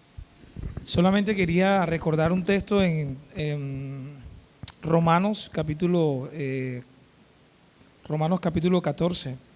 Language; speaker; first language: Spanish; native; Spanish